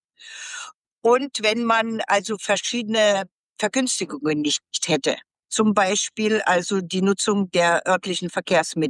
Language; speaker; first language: German; native; German